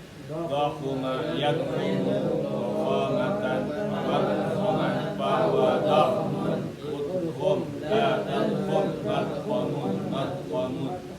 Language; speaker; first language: Arabic; non-native, learner; Indonesian